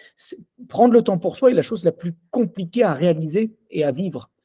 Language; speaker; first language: French; native; French